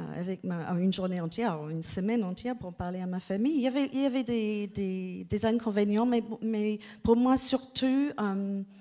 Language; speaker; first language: French; non-native, fluent; English